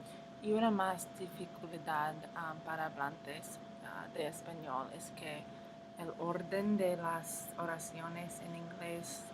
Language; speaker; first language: Spanish; non-native, learner; English